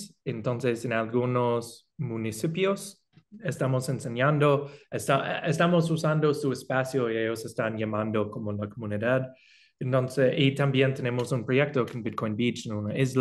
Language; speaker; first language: Spanish; non-native, fluent; English